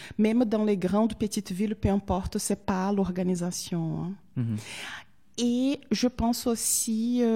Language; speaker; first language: French; non-native, fluent; Portuguese